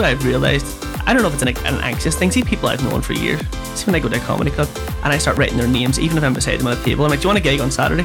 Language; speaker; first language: English; native; English